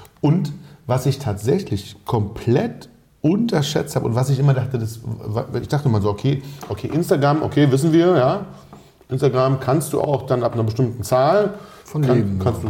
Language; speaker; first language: German; native; German